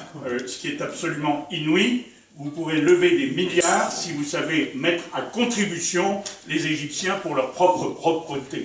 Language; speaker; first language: French; native; French